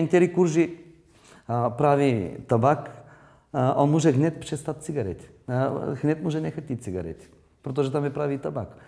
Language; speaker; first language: Czech; non-native, learner; Bulgarian